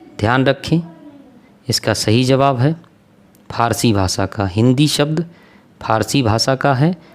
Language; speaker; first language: Hindi; native; Hindi